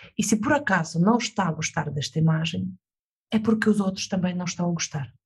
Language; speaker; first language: Portuguese; non-native, fluent; Russian